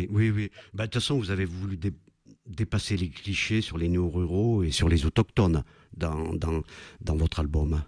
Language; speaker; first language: French; native; French